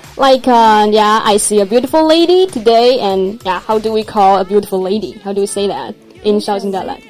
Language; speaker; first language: English; non-native, fluent; Chinese